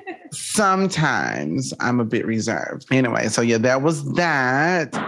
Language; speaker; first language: English; native; English